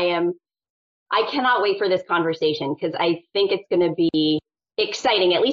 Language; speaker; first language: English; native; English